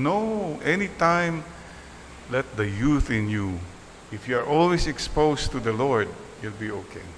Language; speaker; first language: English; non-native, local second language; Filipino